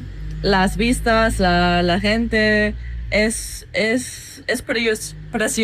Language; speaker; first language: Spanish; non-native, learner; English